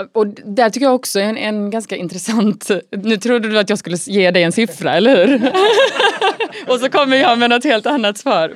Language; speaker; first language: Swedish; native; Swedish